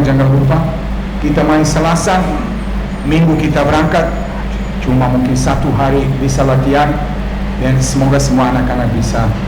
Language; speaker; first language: Indonesian; non-native, fluent; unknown